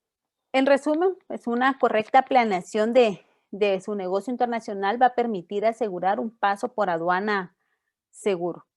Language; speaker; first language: Spanish; native; Spanish